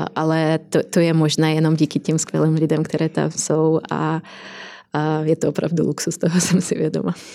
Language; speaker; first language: Czech; non-native, fluent; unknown